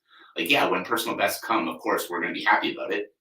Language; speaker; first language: English; native; English